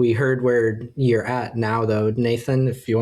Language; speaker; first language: English; native; English